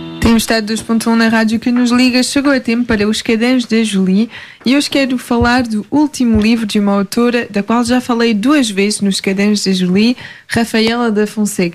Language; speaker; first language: Portuguese; early bilingual, heritage; Portuguese